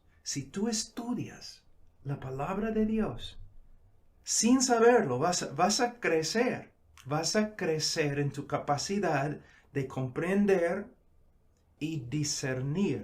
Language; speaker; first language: Spanish; non-native, fluent; English